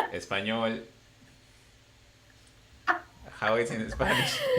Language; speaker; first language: English; non-native, fluent; Spanish